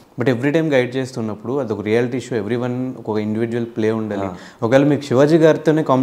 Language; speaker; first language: Telugu; native; Telugu